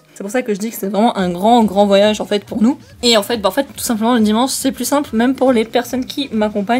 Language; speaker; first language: French; native; French